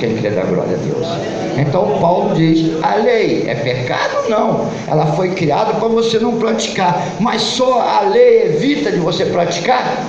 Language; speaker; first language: Portuguese; native; Portuguese